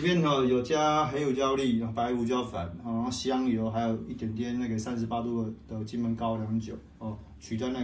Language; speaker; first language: Chinese; native; Chinese